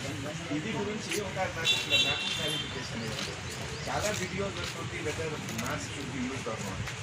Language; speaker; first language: Telugu; non-native, fluent; Hindi